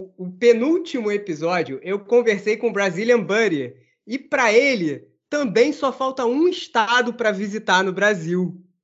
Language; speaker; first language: Portuguese; native; Portuguese